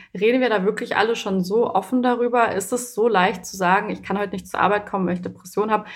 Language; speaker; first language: German; early bilingual, other home language; Persian